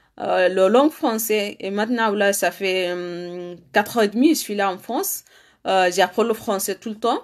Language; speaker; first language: French; non-native, learner; Arabic